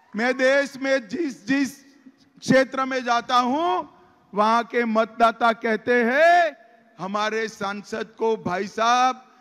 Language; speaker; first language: Hindi; non-native, local second language; Gujarati